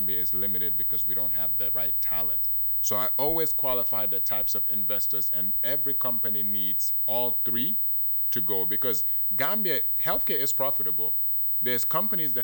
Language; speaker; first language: English; non-native, local second language; Wolof